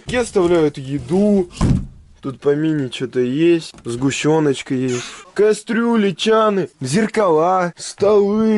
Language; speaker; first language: Russian; native; Russian